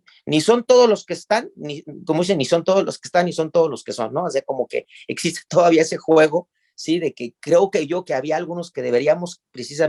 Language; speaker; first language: Spanish; native; Spanish